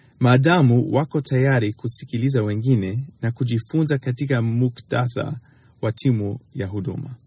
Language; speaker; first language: Swahili; early bilingual, other home language; English